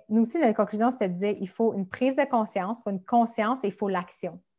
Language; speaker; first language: French; native; French